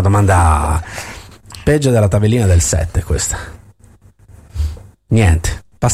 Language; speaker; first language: Italian; native; Italian